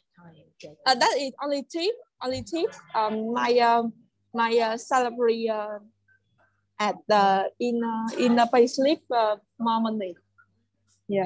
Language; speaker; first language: English; non-native, learner; Vietnamese